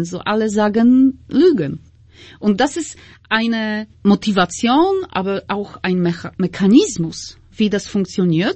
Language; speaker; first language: German; non-native, fluent; Polish